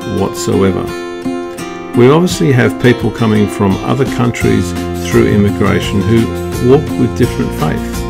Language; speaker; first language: English; native; English